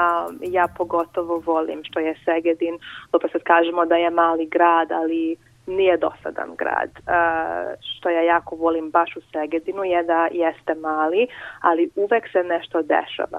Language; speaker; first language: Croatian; non-native, local second language; Hungarian